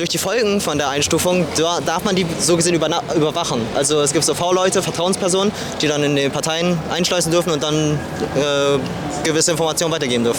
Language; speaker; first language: German; native; German